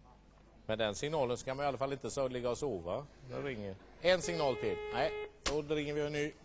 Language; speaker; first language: Swedish; native; Swedish